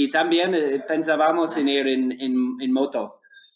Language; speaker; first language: Spanish; non-native, learner; English